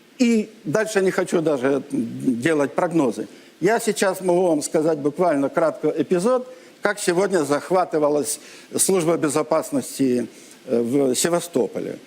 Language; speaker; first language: Russian; non-native, local second language; Ukrainian